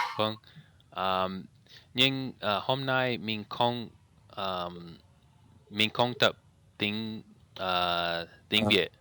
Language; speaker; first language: Vietnamese; non-native, learner; English